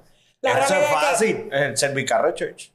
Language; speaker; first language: Spanish; native; Spanish